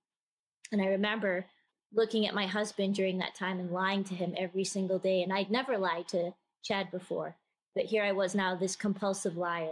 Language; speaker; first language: English; native; English